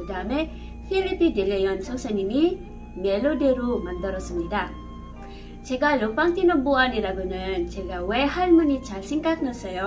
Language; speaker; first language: Korean; non-native, learner; Filipino